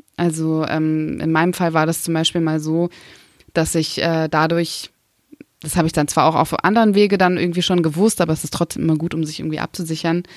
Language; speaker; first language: German; early bilingual, other home language; Kurdish